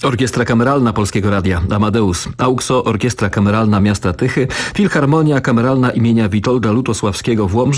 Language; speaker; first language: Polish; native; Polish